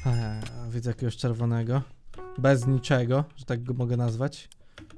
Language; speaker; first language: Polish; native; Polish